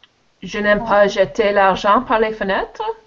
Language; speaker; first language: French; non-native, learner; English